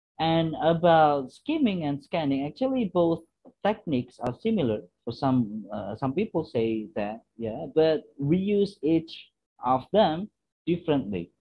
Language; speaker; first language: English; non-native, fluent; Indonesian